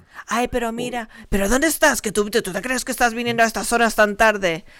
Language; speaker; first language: Spanish; early bilingual, heritage; Spanish